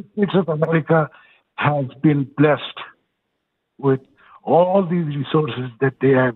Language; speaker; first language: English; non-native, local second language; Bangla